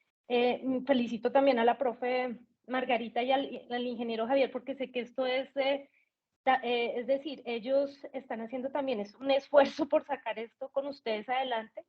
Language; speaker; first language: Spanish; native; Spanish